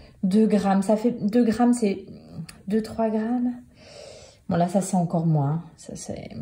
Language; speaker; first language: French; native; French